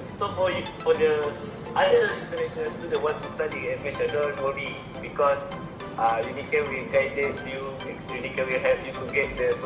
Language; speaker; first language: English; non-native, learner; Indonesian